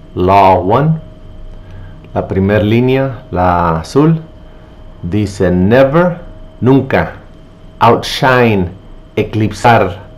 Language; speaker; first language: Spanish; native; Spanish